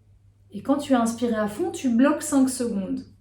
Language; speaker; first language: French; native; French